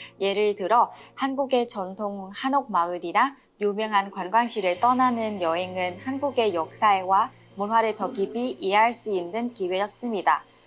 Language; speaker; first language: Korean; non-native, learner; Vietnamese